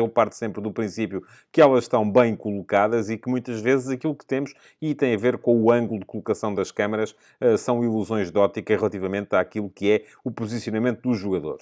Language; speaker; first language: Portuguese; native; Portuguese